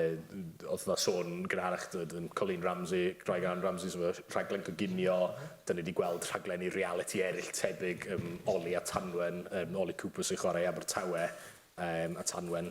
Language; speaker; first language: Welsh; native; Welsh